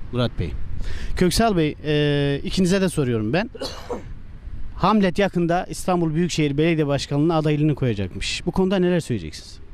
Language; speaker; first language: Turkish; native; Turkish